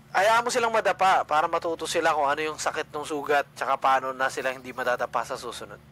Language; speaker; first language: Filipino; non-native, local second language; Cebuano